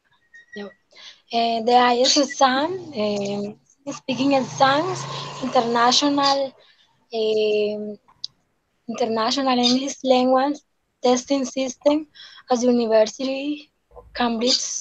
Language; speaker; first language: English; non-native, learner; Spanish